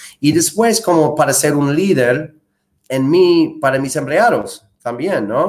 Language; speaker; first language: Spanish; non-native, fluent; English